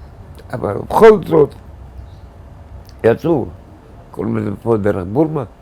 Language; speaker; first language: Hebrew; early bilingual, other home language; Arabic